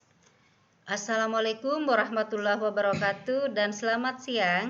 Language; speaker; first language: Indonesian; native; Indonesian